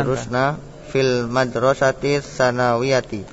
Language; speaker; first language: Arabic; non-native, learner; Indonesian